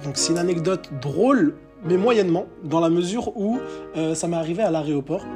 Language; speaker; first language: French; native; French